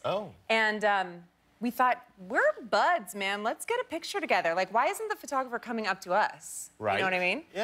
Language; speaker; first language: English; native; English